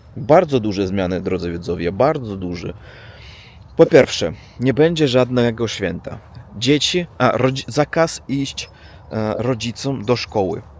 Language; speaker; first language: Polish; non-native, learner; Russian